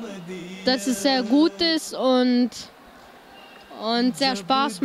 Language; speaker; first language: German; early bilingual, other home language; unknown